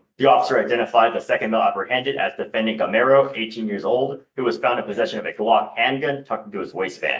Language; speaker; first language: English; native; English